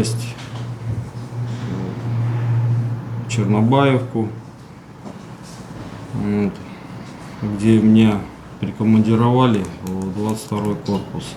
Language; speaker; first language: Russian; native; Russian